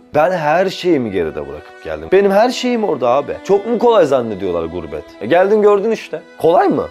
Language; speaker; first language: Turkish; native; Turkish